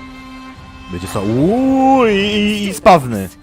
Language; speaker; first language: Polish; native; Polish